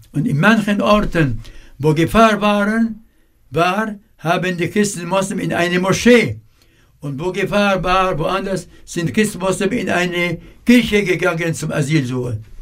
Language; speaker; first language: German; non-native, fluent; Arabic